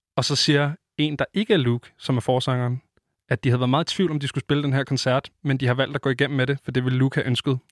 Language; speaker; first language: Danish; native; Danish